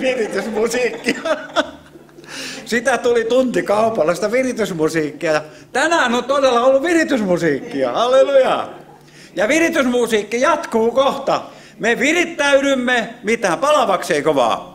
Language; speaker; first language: Finnish; native; Finnish